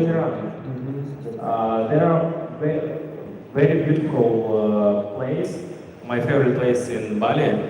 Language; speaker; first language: English; non-native, learner; Russian